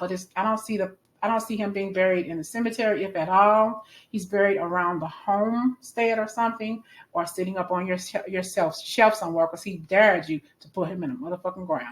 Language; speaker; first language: English; native; English